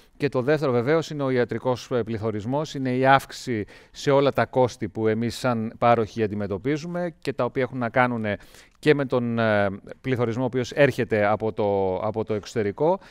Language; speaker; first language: Greek; native; Greek